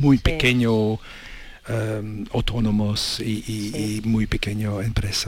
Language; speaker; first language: Spanish; non-native, learner; French